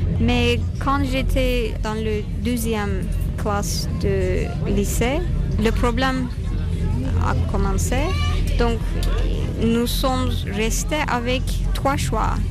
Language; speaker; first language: French; non-native, fluent; Turkish